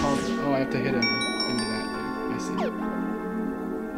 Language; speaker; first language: English; native; English